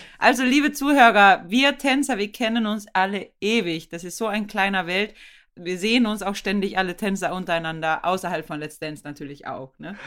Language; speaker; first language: German; non-native, fluent; Swedish